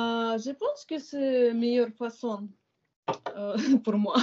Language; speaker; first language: French; non-native, learner; Ukrainian